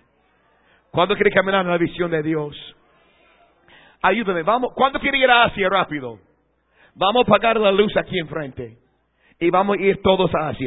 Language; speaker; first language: Spanish; non-native, fluent; English